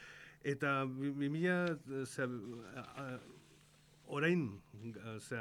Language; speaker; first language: Basque; non-native, local second language; Spanish